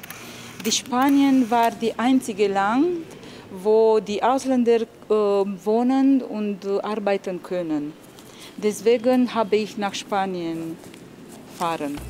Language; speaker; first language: German; non-native, learner; Romanian